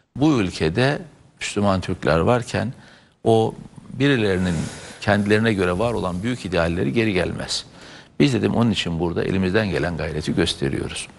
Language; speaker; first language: Turkish; native; Turkish